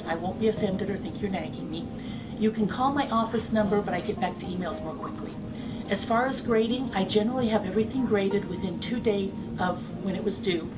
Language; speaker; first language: English; native; English